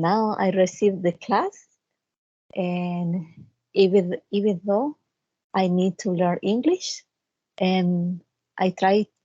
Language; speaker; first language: English; non-native, learner; Spanish